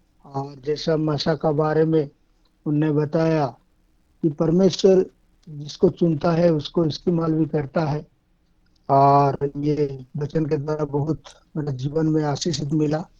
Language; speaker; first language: Hindi; non-native, local second language; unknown